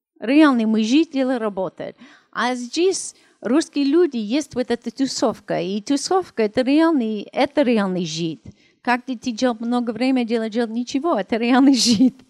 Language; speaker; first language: Russian; non-native, learner; English